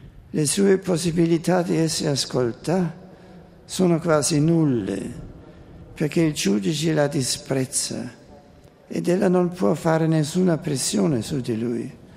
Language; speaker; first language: Italian; non-native, fluent; German